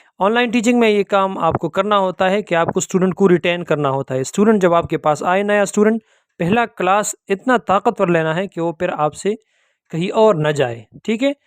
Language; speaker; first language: Urdu; non-native, local second language; Pashto